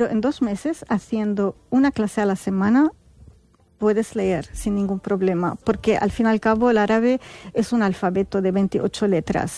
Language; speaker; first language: Spanish; non-native, fluent; Arabic